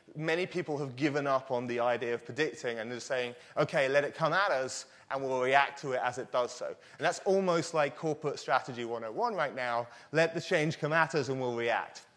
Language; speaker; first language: English; native; English